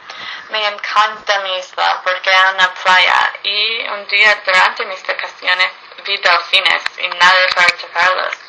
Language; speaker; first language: Spanish; non-native, learner; English